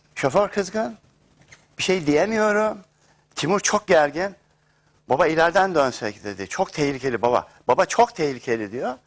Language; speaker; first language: Turkish; native; Turkish